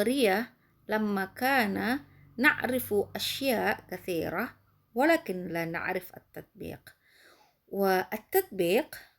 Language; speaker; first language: Arabic; non-native, fluent; Indonesian